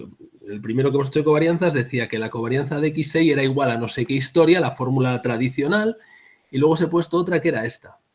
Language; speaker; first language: Spanish; native; Spanish